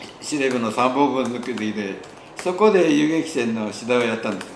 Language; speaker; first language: Japanese; native; Japanese